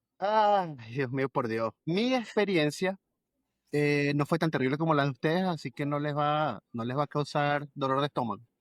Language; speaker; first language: Spanish; native; Spanish